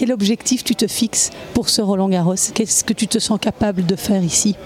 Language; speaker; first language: French; native; French